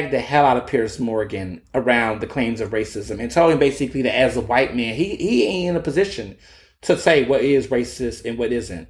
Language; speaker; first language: English; native; English